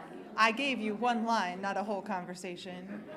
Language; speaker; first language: English; native; English